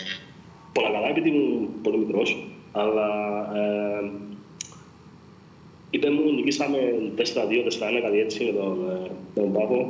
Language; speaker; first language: Greek; early bilingual, other home language; English